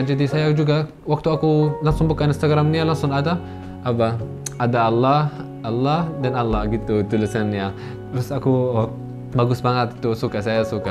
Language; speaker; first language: Indonesian; non-native, fluent; Arabic